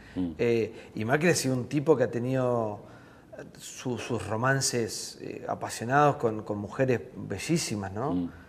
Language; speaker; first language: Spanish; native; Spanish